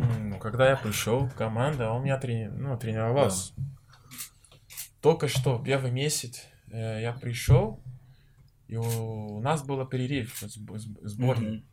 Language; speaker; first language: Russian; non-native, learner; Portuguese